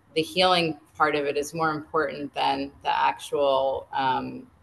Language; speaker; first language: English; native; English